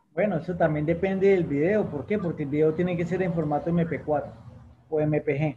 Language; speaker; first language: Spanish; native; Spanish